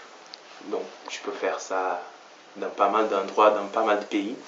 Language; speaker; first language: French; non-native, fluent; Portuguese